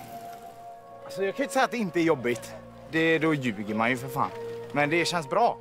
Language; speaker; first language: Swedish; native; Swedish